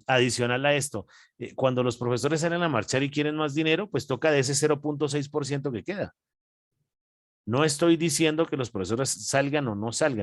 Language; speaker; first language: Spanish; native; Spanish